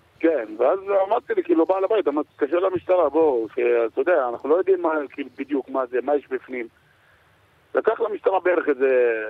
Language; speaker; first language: Hebrew; non-native, local second language; Arabic